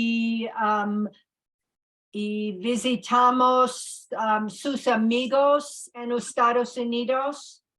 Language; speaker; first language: Spanish; non-native, learner; English